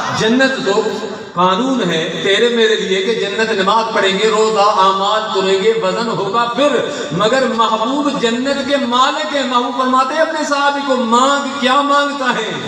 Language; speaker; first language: Urdu; non-native, local second language; Sindhi